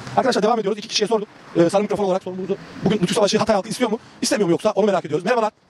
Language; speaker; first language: Turkish; native; Turkish